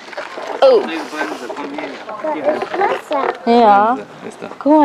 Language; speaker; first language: German; native; German